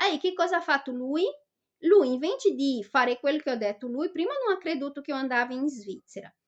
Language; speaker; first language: Italian; non-native, fluent; Portuguese